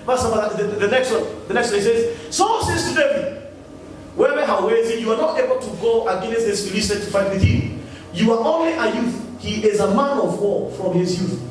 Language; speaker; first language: English; non-native, local second language; Swahili